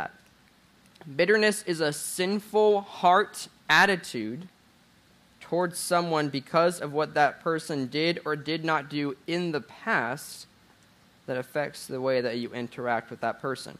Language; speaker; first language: English; native; English